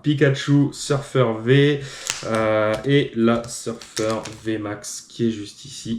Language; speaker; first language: French; native; French